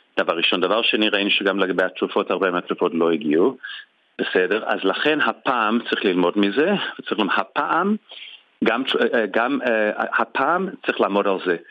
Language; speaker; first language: Hebrew; non-native, fluent; English